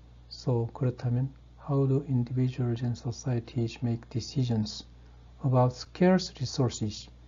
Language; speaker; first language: English; non-native, fluent; Korean